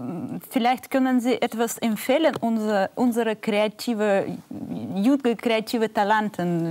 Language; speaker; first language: German; non-native, learner; Russian